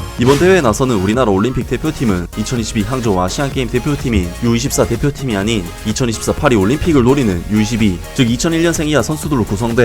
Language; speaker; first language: Korean; native; Korean